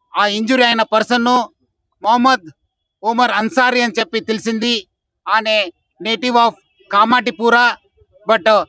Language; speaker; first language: Telugu; non-native, fluent; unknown